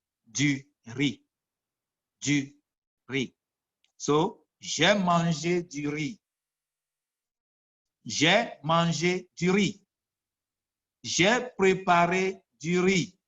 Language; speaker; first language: French; non-native, fluent; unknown